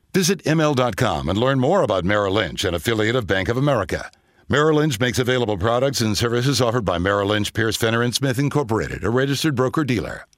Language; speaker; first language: English; native; English